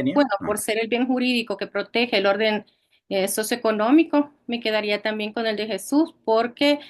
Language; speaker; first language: Spanish; native; Spanish